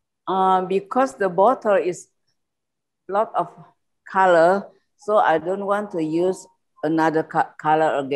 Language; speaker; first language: English; non-native, learner; Indonesian